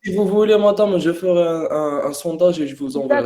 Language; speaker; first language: French; non-native, local second language; Arabic